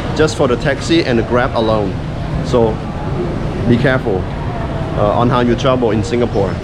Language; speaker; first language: English; non-native, fluent; Thai